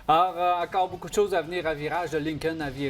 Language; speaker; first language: French; native; French